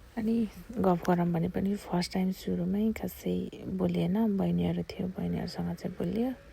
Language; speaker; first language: Nepali; non-native, local second language; Gurung